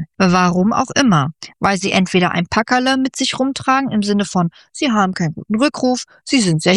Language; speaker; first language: German; native; German